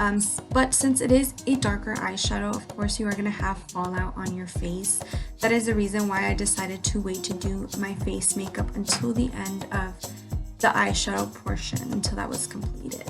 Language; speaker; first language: English; native; English